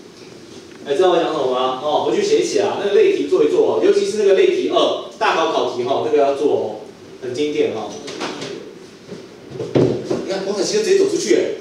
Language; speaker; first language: Chinese; native; Chinese